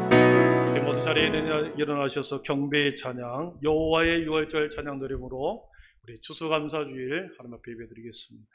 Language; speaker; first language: Korean; native; Korean